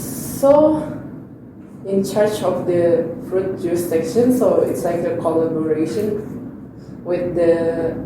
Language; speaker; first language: English; non-native, learner; Indonesian